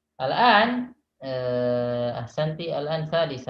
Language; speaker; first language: Arabic; non-native, fluent; Indonesian